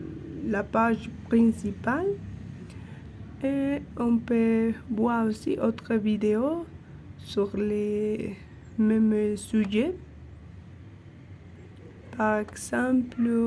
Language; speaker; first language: French; non-native, learner; Spanish